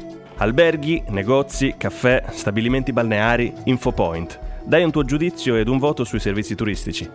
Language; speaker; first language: Italian; native; Italian